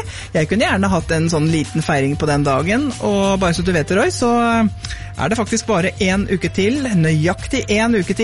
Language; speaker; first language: Norwegian; native; Norwegian